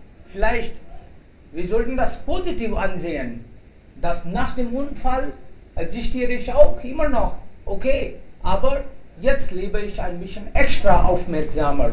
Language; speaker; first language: German; non-native, fluent; Hindi